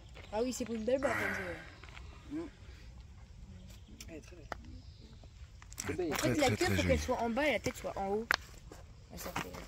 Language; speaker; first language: French; native; French